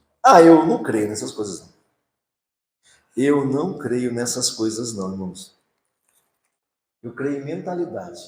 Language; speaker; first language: Portuguese; native; Portuguese